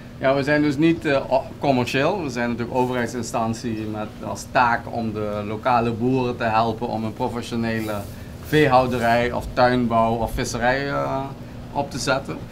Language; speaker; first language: Dutch; non-native, local second language; Papiamento